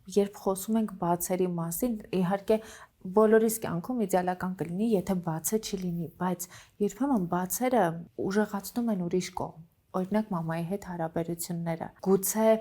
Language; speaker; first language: Armenian; native; Armenian